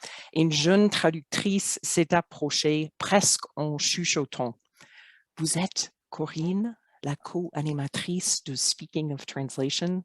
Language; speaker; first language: French; non-native, fluent; English